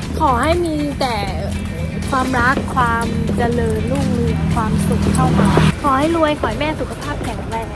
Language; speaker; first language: Thai; native; Thai